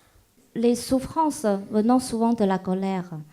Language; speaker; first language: French; non-native, fluent; Chinese